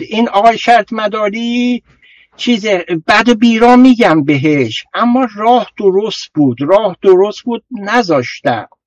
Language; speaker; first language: Persian; non-native, local second language; Azerbaijani